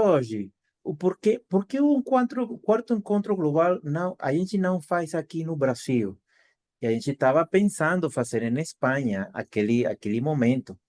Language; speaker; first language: Portuguese; non-native, fluent; Spanish